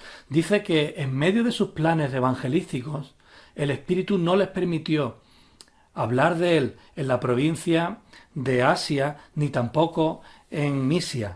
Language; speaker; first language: Spanish; native; Spanish